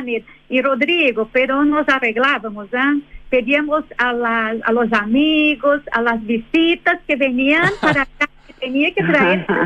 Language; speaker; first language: Spanish; non-native, fluent; Portuguese